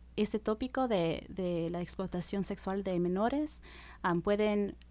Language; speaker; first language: English; early bilingual, other home language; Spanish